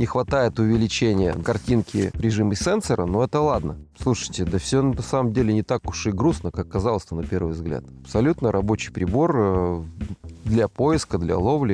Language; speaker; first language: Russian; native; Russian